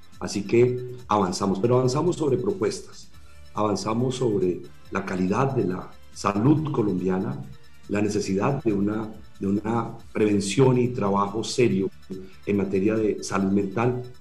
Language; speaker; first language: Spanish; native; Spanish